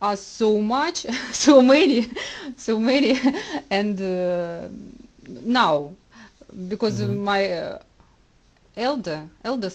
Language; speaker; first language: English; non-native, learner; Russian